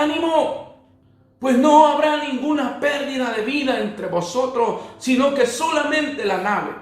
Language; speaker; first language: Spanish; native; Spanish